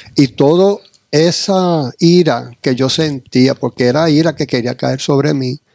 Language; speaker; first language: Spanish; early bilingual, heritage; Spanish